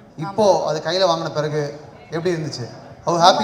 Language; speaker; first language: Tamil; native; Tamil